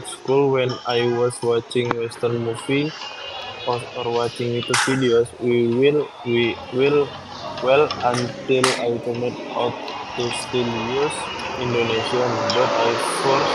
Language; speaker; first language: English; non-native, learner; Indonesian